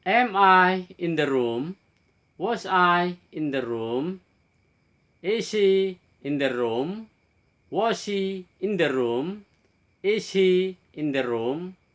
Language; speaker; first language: English; non-native, fluent; Indonesian